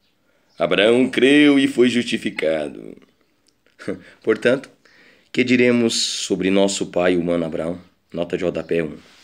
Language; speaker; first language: Portuguese; native; Portuguese